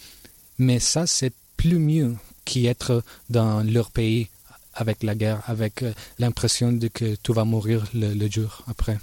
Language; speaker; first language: French; non-native, learner; Spanish